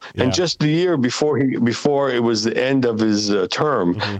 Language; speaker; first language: English; non-native, fluent; Hebrew